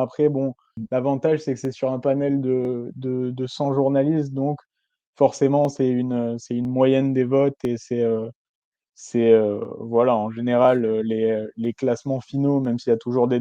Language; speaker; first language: French; native; French